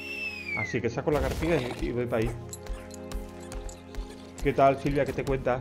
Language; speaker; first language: Spanish; native; Spanish